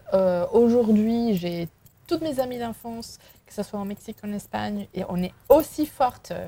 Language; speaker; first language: French; non-native, fluent; Spanish